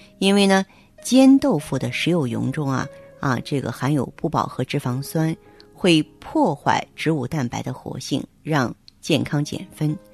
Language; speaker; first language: Chinese; native; Chinese